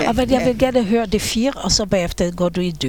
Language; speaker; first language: Danish; non-native, fluent; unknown